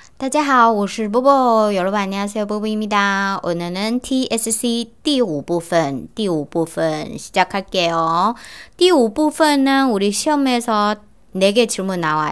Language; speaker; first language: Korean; non-native, fluent; Chinese